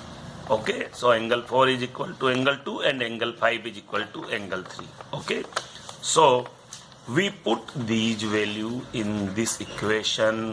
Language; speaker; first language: English; non-native, local second language; Hindi